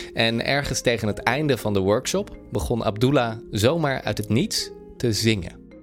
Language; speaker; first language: Dutch; native; Dutch